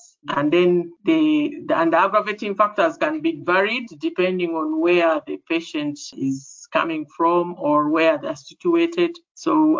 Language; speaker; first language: English; non-native, local second language; Ganda